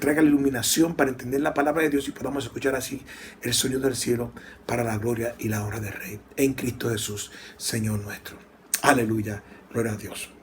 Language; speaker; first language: Spanish; native; Spanish